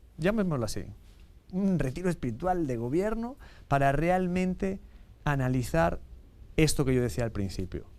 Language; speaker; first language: Spanish; native; Spanish